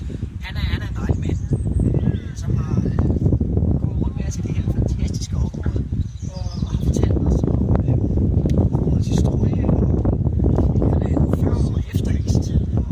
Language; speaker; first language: Danish; native; Danish